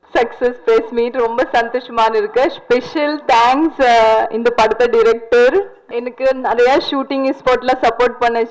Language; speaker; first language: Tamil; non-native, learner; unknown